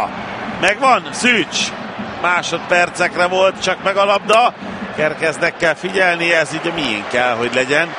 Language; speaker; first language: Hungarian; native; Hungarian